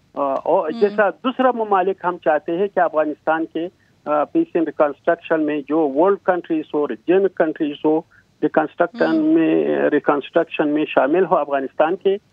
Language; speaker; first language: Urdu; non-native, fluent; Pashto